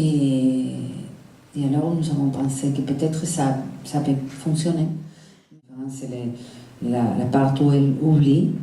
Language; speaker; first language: French; non-native, fluent; Spanish